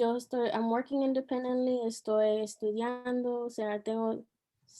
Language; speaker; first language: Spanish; early bilingual, heritage; Spanish